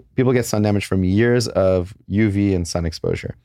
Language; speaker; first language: English; native; English